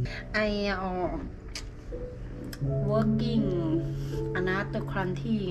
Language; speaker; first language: English; non-native, learner; Thai